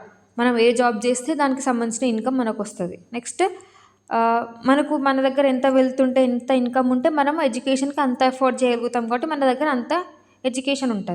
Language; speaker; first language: Telugu; native; Telugu